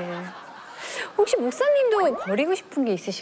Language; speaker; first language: Korean; native; Korean